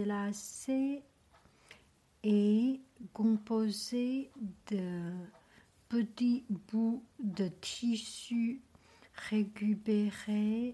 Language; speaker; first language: French; non-native, learner; Chinese